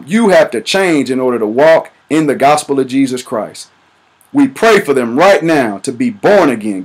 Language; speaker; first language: English; native; English